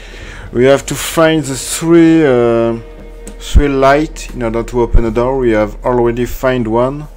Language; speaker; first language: English; non-native, learner; French